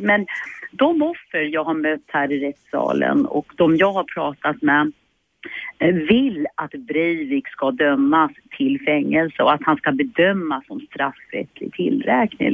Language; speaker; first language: Swedish; native; Swedish